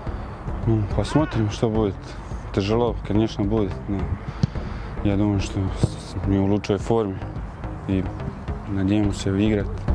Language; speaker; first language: Russian; non-native, learner; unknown